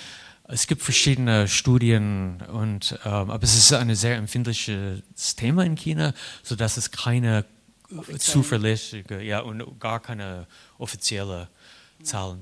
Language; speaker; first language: German; non-native, fluent; English